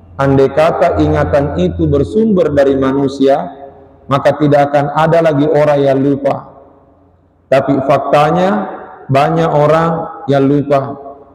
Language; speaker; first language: Malay; non-native, local second language; Buginese